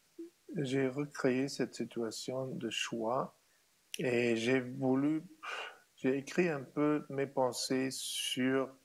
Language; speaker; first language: French; non-native, fluent; German